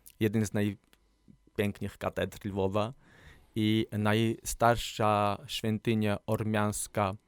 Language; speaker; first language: Polish; non-native, learner; Armenian